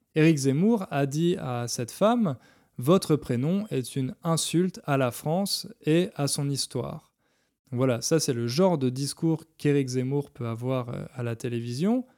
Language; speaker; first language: French; native; French